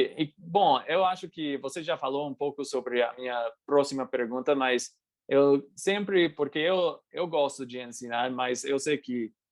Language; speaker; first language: Portuguese; non-native, fluent; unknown